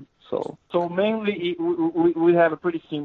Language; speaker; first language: English; non-native, fluent; Portuguese